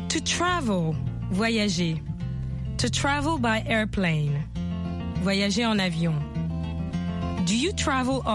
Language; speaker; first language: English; non-native, fluent; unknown